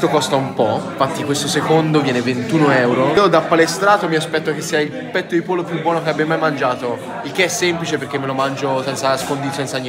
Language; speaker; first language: Italian; native; Italian